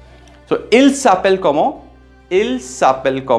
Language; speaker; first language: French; non-native, fluent; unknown